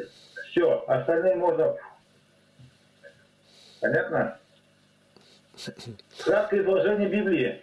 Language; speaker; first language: Russian; native; Russian